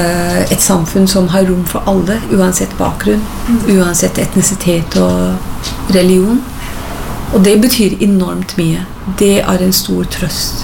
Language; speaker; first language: Norwegian; non-native, fluent; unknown